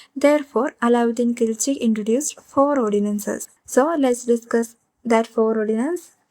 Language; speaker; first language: English; non-native, local second language; Malayalam